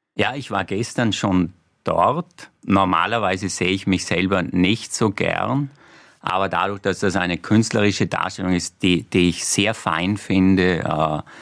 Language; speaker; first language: German; native; German